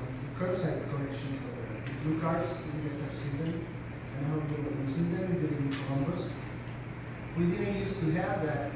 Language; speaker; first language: English; non-native, fluent; Spanish